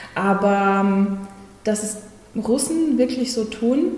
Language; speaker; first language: German; early bilingual, other home language; Russian